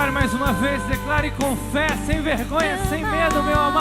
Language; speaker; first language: Portuguese; native; Portuguese